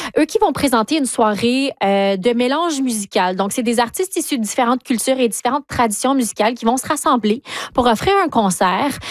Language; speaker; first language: French; native; French